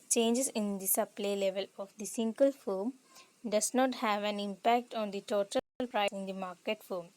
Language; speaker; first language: English; non-native, local second language; Malayalam